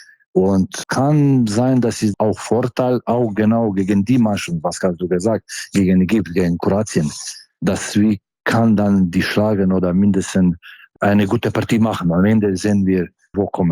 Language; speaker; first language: German; non-native, fluent; Slovenian